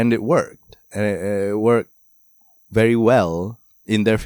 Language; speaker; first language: English; non-native, local second language; Malay